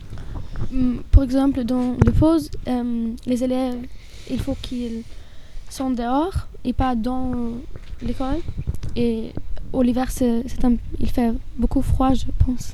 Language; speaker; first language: French; non-native, learner; German